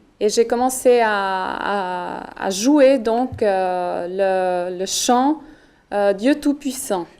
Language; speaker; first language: French; native; French